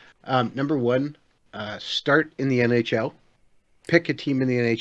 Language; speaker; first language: English; native; English